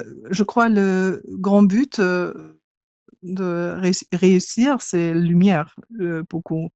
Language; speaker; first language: French; non-native, learner; English